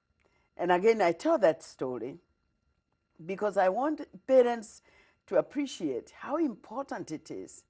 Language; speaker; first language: English; non-native, local second language; Kikuyu